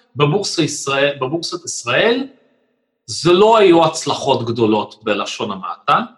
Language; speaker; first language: Hebrew; non-native, fluent; Russian